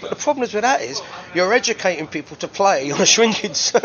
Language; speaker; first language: English; native; English